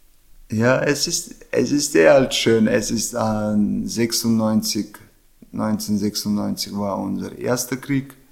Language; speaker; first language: German; non-native, fluent; Chechen